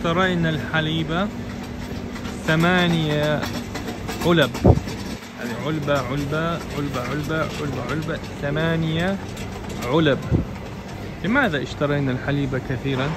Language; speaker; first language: Arabic; non-native, fluent; Russian